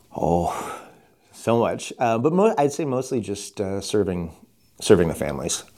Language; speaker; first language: English; native; English